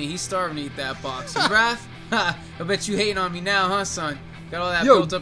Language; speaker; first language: English; native; English